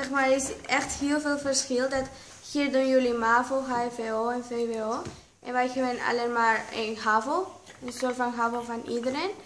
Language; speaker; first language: Dutch; non-native, learner; Spanish